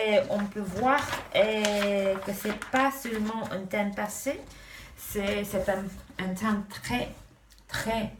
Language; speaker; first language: French; non-native, fluent; Romanian